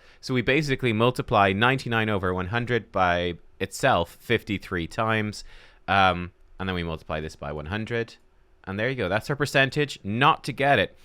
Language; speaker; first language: English; native; English